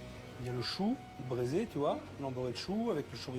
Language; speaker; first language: French; native; French